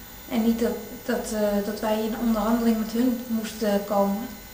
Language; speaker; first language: Dutch; native; Dutch